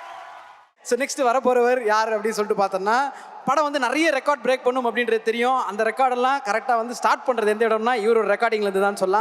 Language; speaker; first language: Tamil; native; Tamil